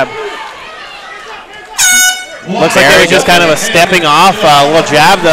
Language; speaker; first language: English; native; English